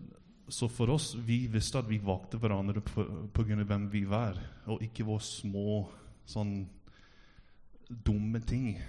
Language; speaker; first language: Norwegian; non-native, fluent; English